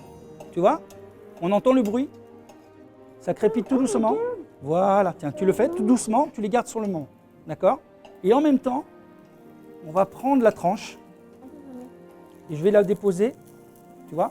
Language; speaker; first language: French; native; French